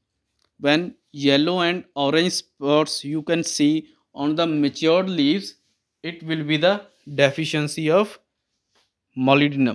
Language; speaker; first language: English; non-native, local second language; Punjabi